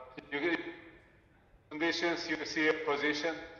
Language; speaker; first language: English; non-native, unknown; Hungarian